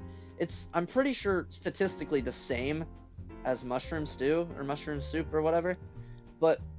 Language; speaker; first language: English; native; English